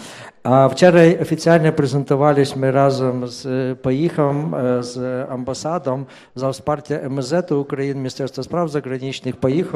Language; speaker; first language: Polish; non-native, fluent; Ukrainian